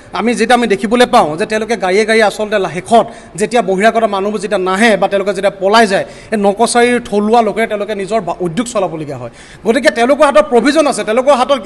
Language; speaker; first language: Assamese; native; Assamese